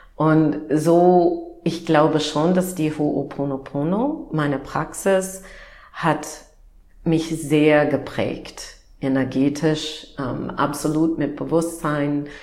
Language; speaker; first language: German; non-native, fluent; English